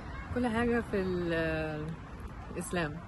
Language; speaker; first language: Arabic; non-native, learner; German